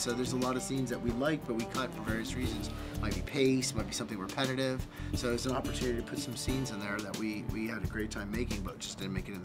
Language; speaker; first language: English; native; English